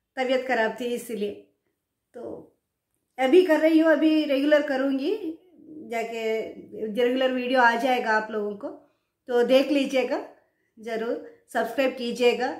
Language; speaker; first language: Hindi; non-native, local second language; Kannada